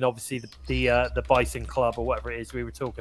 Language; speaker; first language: English; native; English